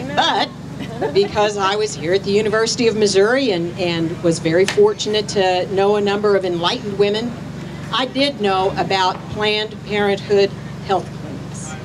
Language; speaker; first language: English; native; English